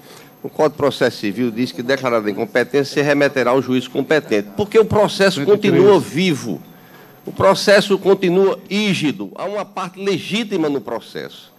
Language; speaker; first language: Portuguese; native; Portuguese